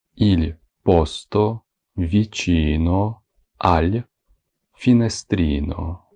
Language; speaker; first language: Italian; non-native, fluent; Ukrainian